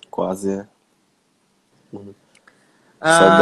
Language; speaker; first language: Portuguese; non-native, learner; Thai